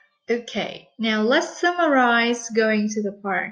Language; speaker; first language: English; non-native, fluent; Vietnamese